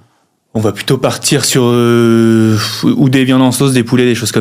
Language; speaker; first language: French; native; French